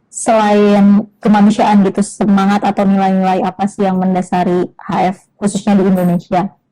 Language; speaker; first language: Indonesian; native; Indonesian